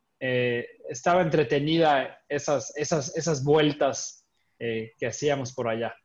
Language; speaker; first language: Spanish; native; Spanish